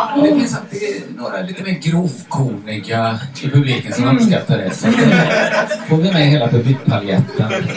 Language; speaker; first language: Swedish; native; Swedish